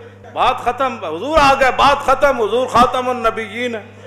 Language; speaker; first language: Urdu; non-native, local second language; Punjabi